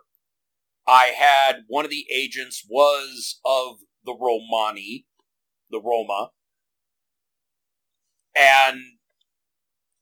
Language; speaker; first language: English; native; English